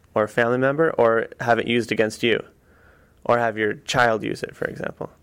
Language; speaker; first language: English; native; English